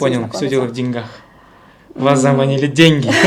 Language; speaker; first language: Russian; native; Russian